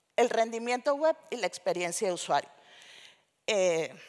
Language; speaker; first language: Spanish; native; Spanish